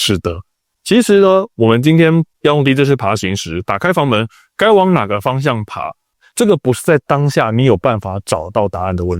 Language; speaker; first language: Chinese; native; Chinese